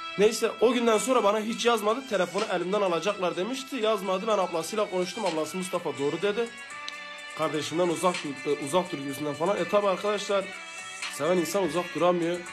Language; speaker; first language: Turkish; non-native, local second language; Kurdish